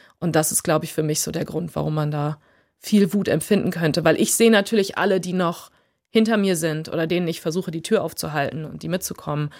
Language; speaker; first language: German; early bilingual, other home language; Plautdietsch